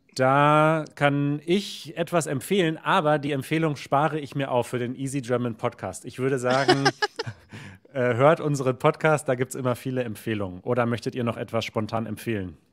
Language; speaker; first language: German; native; German